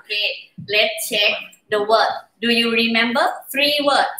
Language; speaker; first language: English; non-native, learner; Thai